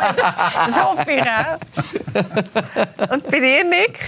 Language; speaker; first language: German; native; German